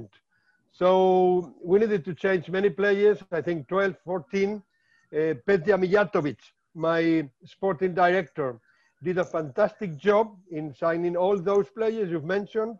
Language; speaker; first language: English; non-native, fluent; Spanish